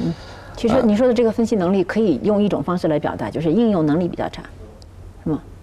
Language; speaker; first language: Chinese; native; Chinese